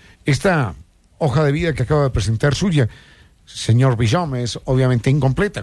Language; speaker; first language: Spanish; native; Spanish